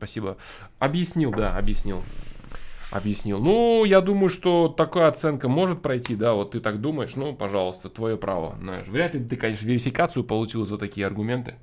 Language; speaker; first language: Russian; native; Russian